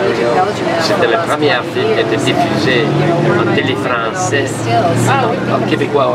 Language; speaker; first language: French; non-native, local second language; English